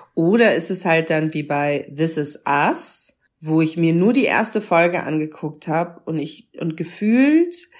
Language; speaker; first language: German; native; German